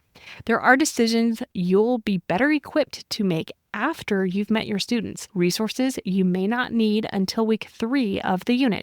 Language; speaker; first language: English; native; English